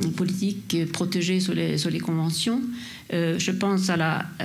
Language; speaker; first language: French; non-native, fluent; Swedish